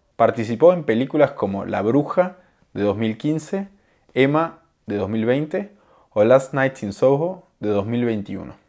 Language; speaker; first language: Spanish; native; Spanish